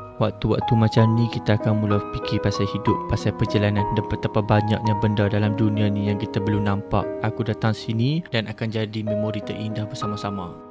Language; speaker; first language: Malay; native; Malay